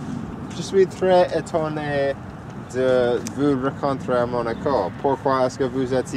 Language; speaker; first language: French; non-native, learner; English